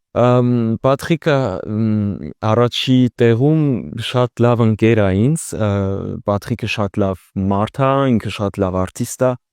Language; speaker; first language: Armenian; early bilingual, heritage; Armenian